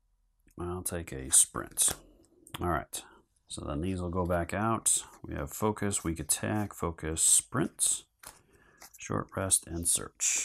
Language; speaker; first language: English; native; English